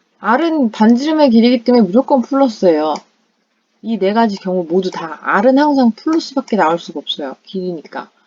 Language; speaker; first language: Korean; non-native, fluent; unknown